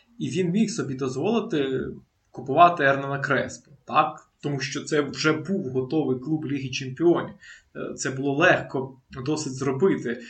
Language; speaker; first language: Ukrainian; native; Ukrainian